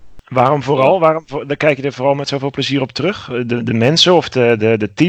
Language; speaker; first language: Dutch; native; Dutch